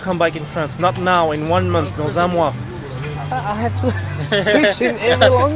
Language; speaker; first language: English; non-native, learner; French